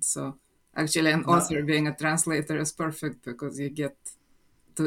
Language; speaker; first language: English; non-native, fluent; Russian